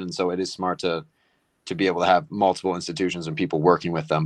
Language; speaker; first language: English; native; English